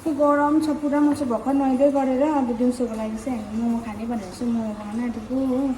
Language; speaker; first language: Nepali; native; Nepali